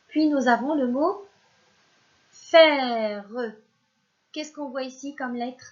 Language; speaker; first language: French; non-native, local second language; Arabic